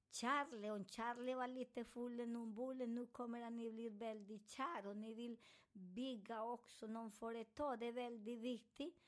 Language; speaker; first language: Swedish; non-native, fluent; Spanish